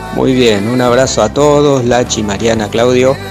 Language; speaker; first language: Spanish; native; Spanish